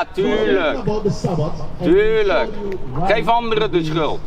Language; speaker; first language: Dutch; non-native, local second language; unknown